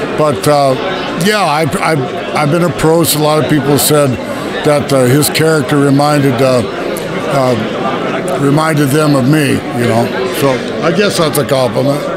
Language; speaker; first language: English; native; English